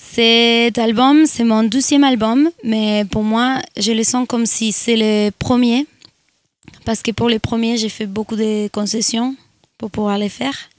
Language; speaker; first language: French; non-native, fluent; Spanish